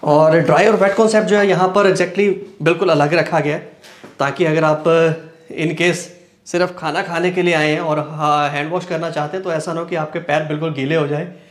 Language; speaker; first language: Hindi; native; Hindi